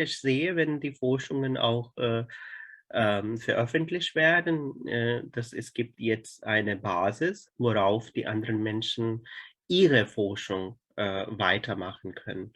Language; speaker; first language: German; non-native, fluent; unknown